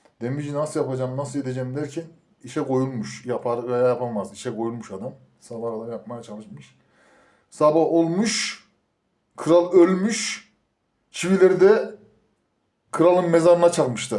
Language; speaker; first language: Turkish; native; Turkish